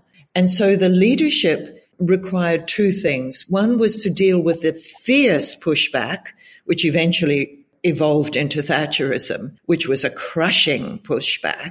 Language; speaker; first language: English; native; English